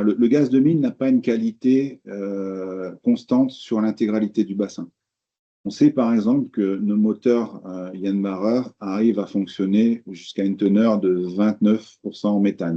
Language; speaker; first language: French; native; French